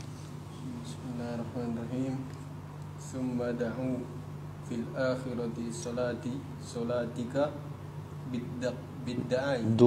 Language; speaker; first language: Arabic; non-native, learner; Indonesian